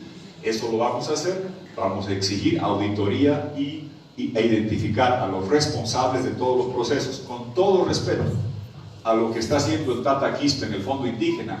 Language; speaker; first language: Spanish; native; Spanish